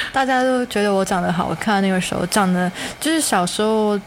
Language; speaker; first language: Chinese; non-native, local second language; Cantonese